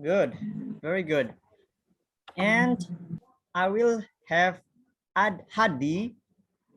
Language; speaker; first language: English; non-native, fluent; Indonesian